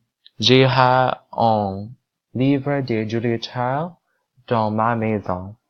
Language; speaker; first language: French; non-native, learner; English